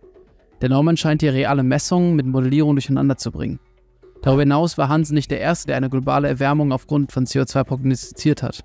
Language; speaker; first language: German; native; German